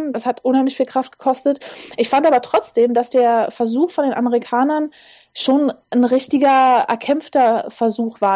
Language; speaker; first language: German; native; German